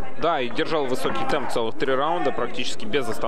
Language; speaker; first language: Russian; native; Russian